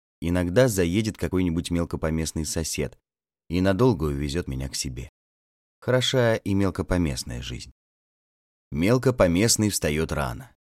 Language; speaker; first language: Russian; native; Russian